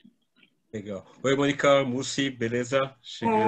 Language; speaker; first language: Portuguese; native; Portuguese